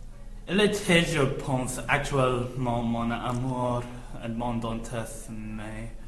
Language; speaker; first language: French; non-native, learner; English